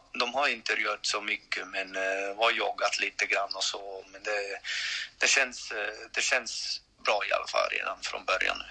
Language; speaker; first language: Swedish; non-native, learner; French